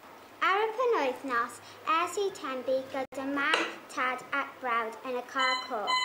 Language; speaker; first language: Welsh; non-native, learner; English